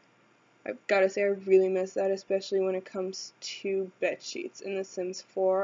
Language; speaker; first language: English; native; English